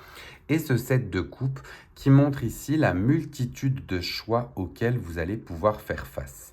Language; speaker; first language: French; native; French